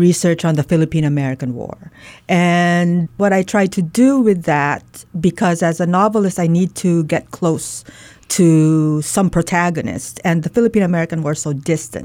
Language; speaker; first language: English; non-native, local second language; Waray